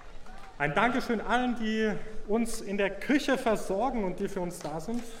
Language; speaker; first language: German; native; German